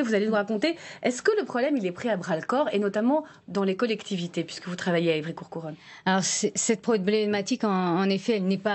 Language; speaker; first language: French; native; French